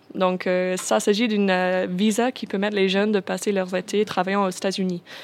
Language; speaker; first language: French; non-native, fluent; English